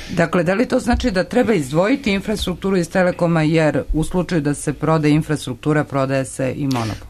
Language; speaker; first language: Serbian; native; Serbian